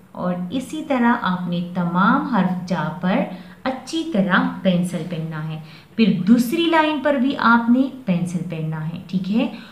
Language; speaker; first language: Urdu; non-native, local second language; Pashto